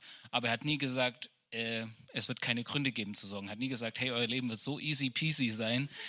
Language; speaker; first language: German; native; German